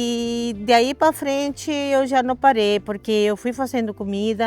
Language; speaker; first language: Portuguese; non-native, fluent; Spanish